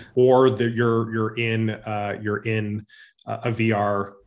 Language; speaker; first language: English; native; English